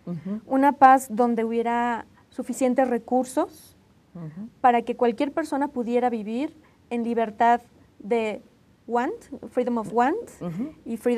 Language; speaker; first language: Spanish; native; Spanish